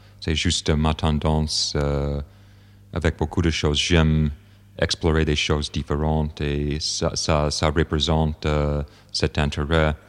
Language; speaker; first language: French; non-native, fluent; English